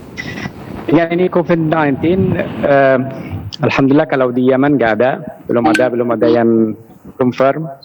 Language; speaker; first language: Indonesian; non-native, fluent; Arabic